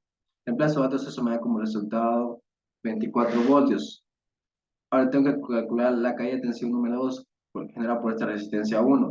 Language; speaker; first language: Spanish; native; Spanish